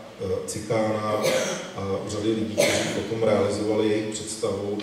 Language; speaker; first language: Czech; native; Czech